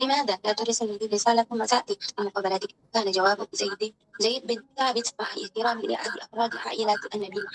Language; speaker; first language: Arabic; non-native, learner; Indonesian